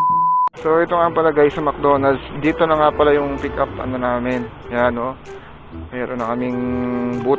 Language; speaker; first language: Filipino; native; Filipino